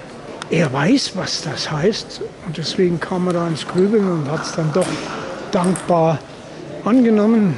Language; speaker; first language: German; native; German